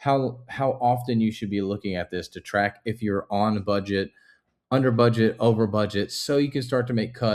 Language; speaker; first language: English; native; English